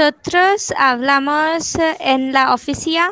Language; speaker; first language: Spanish; non-native, learner; English